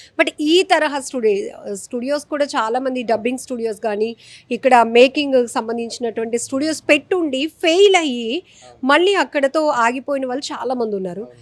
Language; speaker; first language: Telugu; native; Telugu